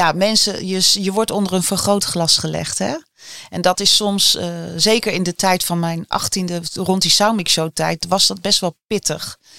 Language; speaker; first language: Dutch; native; Dutch